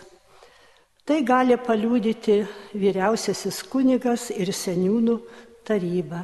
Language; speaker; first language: Lithuanian; native; Lithuanian